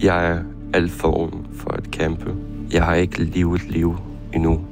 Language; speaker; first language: Danish; non-native, fluent; Ukrainian